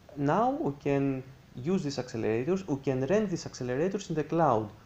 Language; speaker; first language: English; non-native, fluent; Greek